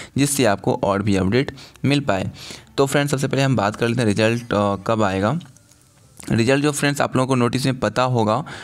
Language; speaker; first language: Hindi; native; Hindi